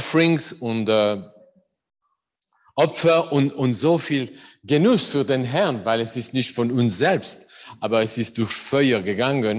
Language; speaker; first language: German; non-native, learner; English